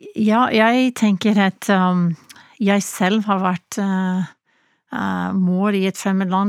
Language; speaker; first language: Norwegian; non-native, fluent; English